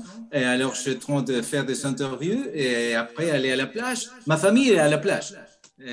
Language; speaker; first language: French; non-native, fluent; Spanish